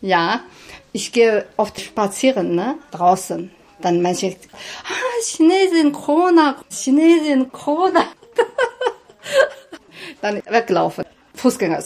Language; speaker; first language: German; non-native, learner; Chinese